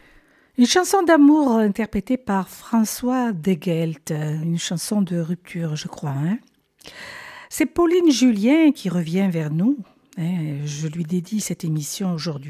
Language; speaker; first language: French; native; French